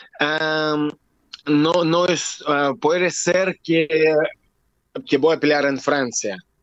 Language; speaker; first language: Spanish; non-native, learner; Russian